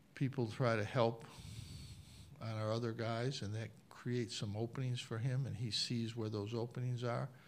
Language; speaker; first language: English; native; English